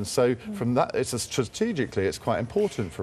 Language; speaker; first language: English; native; English